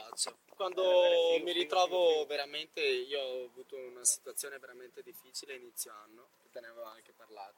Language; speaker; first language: Italian; non-native, fluent; Polish